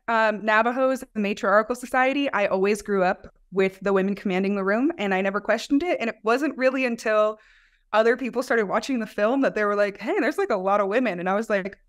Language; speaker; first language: English; native; English